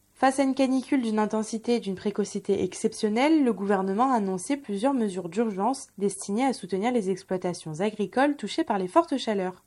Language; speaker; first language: French; native; French